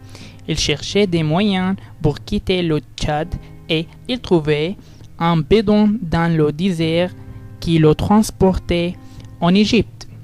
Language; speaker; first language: French; non-native, learner; Arabic